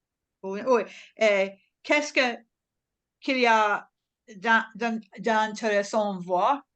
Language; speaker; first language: French; non-native, learner; English